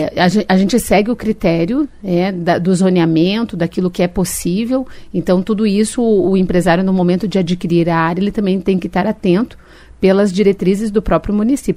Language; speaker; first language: Portuguese; native; Portuguese